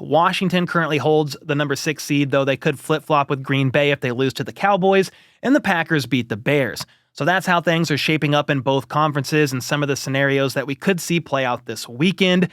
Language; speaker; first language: English; native; English